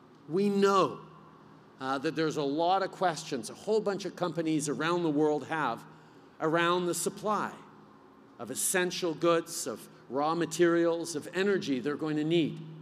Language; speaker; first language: English; early bilingual, other home language; French